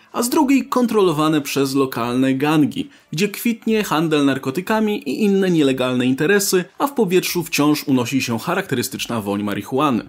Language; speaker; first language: Polish; native; Polish